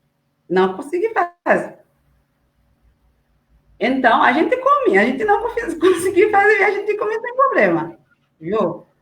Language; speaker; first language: Portuguese; non-native, learner; Haitian Creole